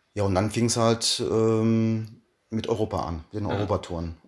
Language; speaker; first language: German; native; German